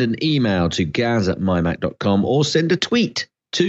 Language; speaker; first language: English; native; English